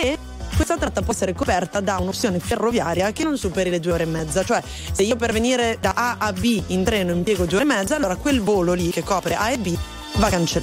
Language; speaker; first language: Italian; native; Italian